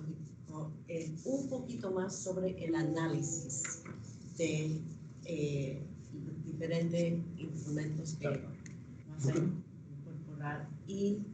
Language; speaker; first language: Spanish; non-native, fluent; English